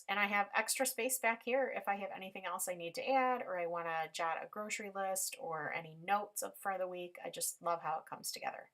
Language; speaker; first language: English; native; English